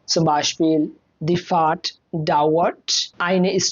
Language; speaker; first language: German; non-native, fluent; Bangla